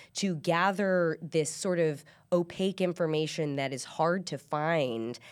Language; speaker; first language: English; early bilingual, other home language; Persian